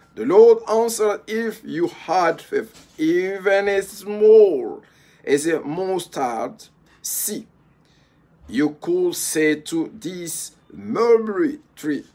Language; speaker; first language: English; non-native, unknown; Lingala